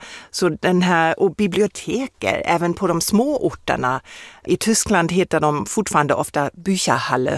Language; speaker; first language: Swedish; non-native, fluent; German